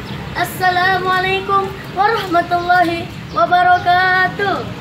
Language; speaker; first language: Arabic; non-native, learner; Indonesian